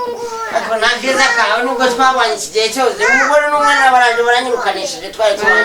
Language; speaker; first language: Kinyarwanda; native; Kinyarwanda